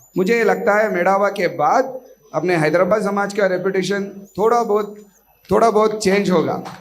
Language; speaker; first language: Hindi; non-native, local second language; Marathi